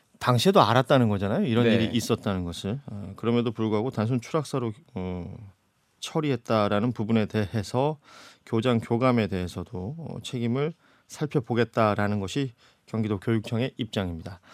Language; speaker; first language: Korean; native; Korean